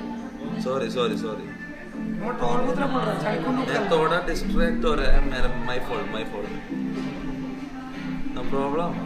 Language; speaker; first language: Hindi; non-native, local second language; Malayalam